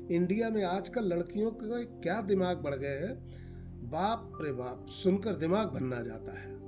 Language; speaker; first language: Hindi; native; Hindi